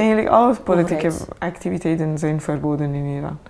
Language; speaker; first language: Dutch; non-native, fluent; Persian